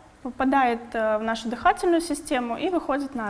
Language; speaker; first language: Russian; native; Russian